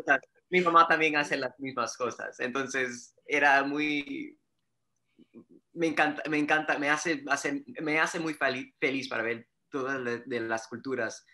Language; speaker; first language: Spanish; early bilingual, heritage; Spanish